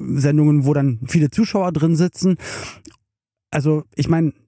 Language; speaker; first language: German; native; German